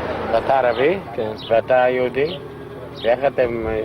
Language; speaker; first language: Hebrew; non-native, fluent; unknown